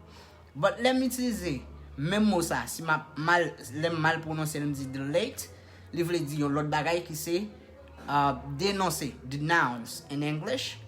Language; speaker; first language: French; non-native, local second language; Haitian Creole